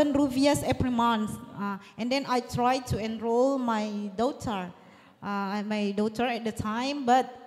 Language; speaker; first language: English; non-native, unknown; Indonesian